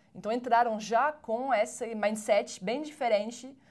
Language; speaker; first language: Portuguese; non-native, fluent; French